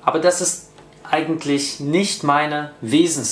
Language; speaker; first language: German; non-native, fluent; Russian